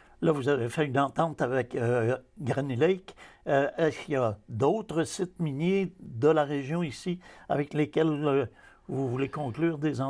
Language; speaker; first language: French; native; French